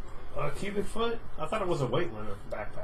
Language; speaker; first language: English; native; English